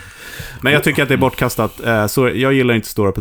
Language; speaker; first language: Swedish; native; Swedish